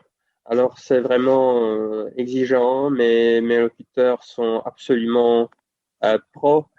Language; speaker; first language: French; non-native, fluent; Czech